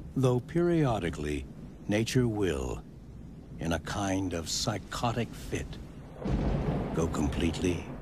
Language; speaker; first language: English; native; English